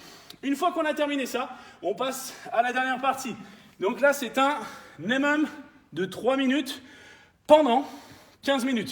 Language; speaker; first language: French; native; French